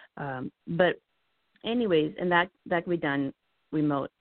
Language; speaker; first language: English; early bilingual, heritage; Lao